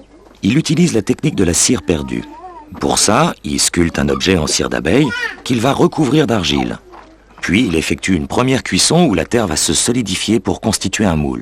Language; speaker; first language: French; native; French